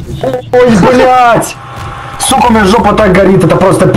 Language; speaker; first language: Russian; native; Russian